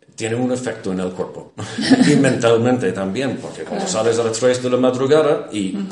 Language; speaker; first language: Spanish; non-native, fluent; English